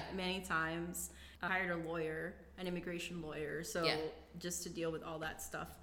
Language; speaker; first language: English; non-native, local second language; Cebuano